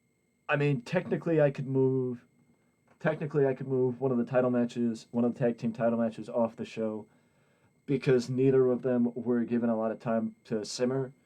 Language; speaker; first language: English; native; English